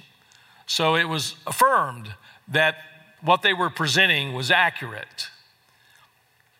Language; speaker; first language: English; native; English